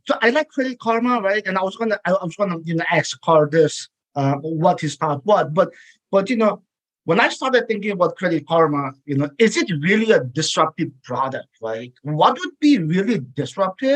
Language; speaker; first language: English; non-native, local second language; Nepali